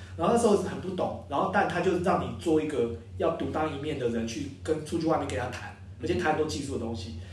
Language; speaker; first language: Chinese; native; Chinese